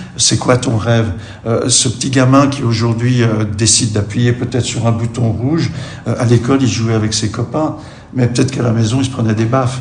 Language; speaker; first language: French; native; French